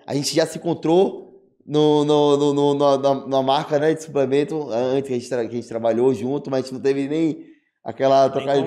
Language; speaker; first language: Portuguese; native; Portuguese